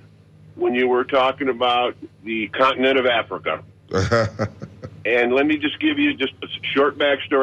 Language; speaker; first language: English; native; English